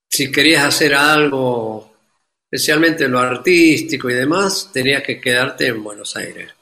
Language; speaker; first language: Spanish; native; Spanish